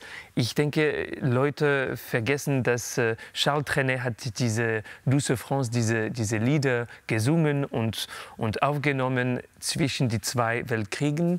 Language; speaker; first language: German; non-native, learner; French